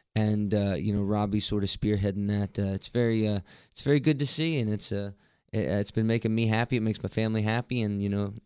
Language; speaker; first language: English; native; English